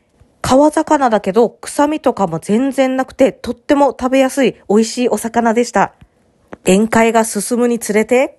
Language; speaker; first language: Japanese; native; Japanese